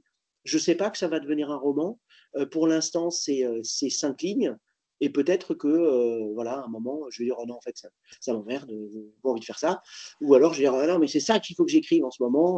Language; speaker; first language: French; native; French